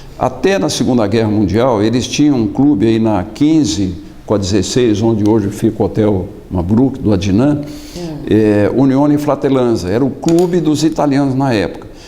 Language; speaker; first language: Portuguese; native; Portuguese